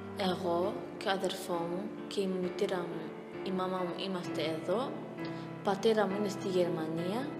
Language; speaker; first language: Greek; non-native, learner; Arabic